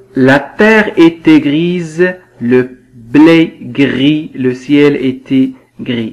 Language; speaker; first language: French; non-native, local second language; Arabic